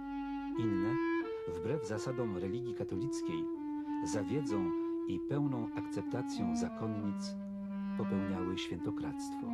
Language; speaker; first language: Polish; native; Polish